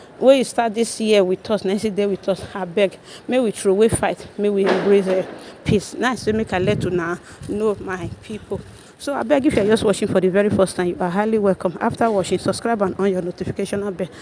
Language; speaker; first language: Nigerian Pidgin; native; Nigerian Pidgin